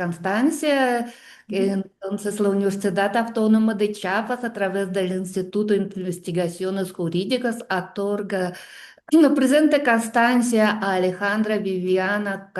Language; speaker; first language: Spanish; non-native, fluent; Russian